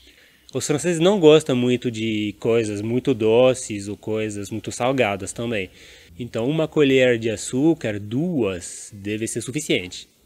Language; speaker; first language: Portuguese; non-native, fluent; French